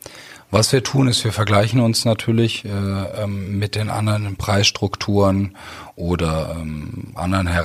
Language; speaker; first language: German; native; German